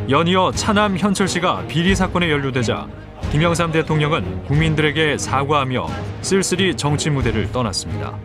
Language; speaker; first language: Korean; native; Korean